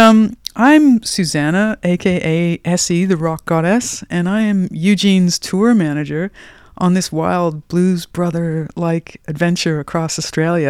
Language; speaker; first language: English; native; English